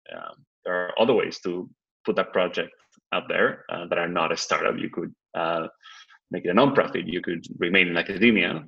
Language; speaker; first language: English; non-native, fluent; Spanish